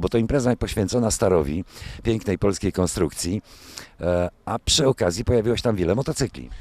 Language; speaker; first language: Polish; native; Polish